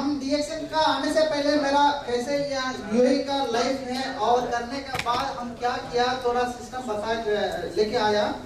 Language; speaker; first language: Hindi; non-native, local second language; Tamil